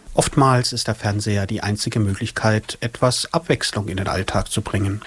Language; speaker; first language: German; native; German